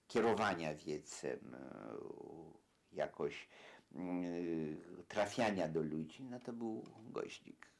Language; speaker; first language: Polish; native; Polish